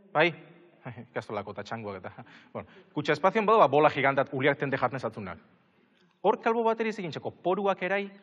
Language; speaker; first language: Basque; native; Basque